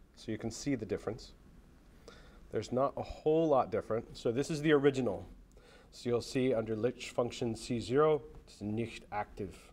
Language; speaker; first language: English; native; English